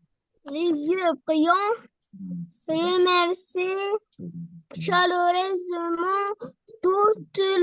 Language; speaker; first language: French; non-native, learner; Arabic